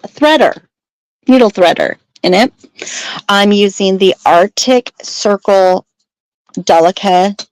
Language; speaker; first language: English; native; English